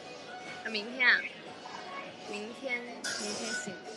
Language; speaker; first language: Chinese; native; Chinese